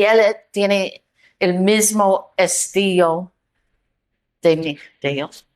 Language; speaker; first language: Spanish; non-native, learner; English